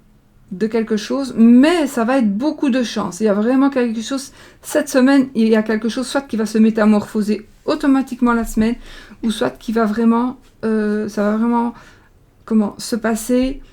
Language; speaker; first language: French; native; French